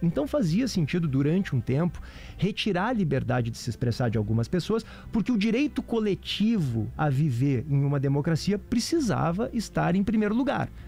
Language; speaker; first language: Portuguese; native; Portuguese